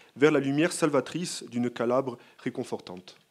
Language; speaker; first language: French; native; French